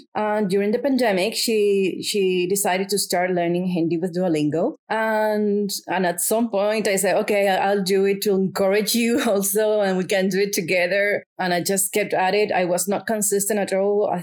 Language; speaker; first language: English; non-native, fluent; Spanish